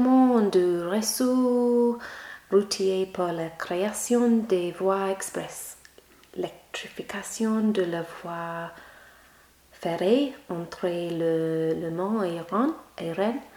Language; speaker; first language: French; non-native, learner; English